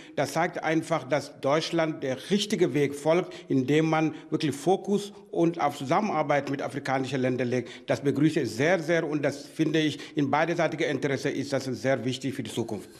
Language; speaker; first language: German; non-native, fluent; Wolof